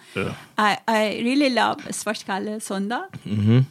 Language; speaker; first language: English; non-native, fluent; Swedish